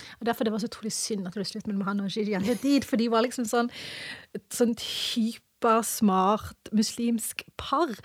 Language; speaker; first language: Norwegian; early bilingual, other home language; English